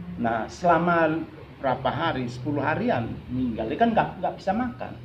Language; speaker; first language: Indonesian; non-native, local second language; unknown